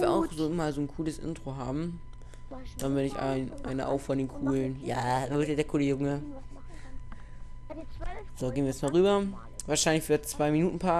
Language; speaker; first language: German; native; German